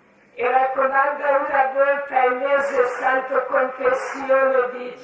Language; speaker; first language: Italian; non-native, learner; Croatian